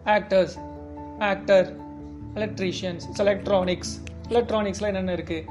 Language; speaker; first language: English; non-native, local second language; Tamil